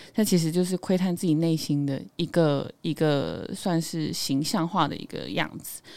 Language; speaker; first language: Chinese; non-native, local second language; Hakka Chinese